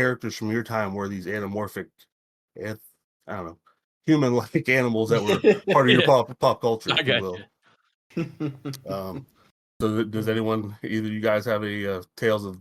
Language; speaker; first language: English; native; English